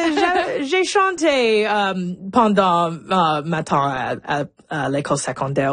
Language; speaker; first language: French; non-native, local second language; English